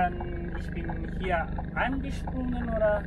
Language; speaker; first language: German; non-native, learner; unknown